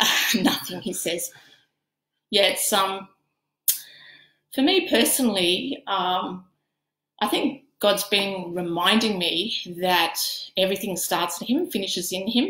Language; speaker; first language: English; native; English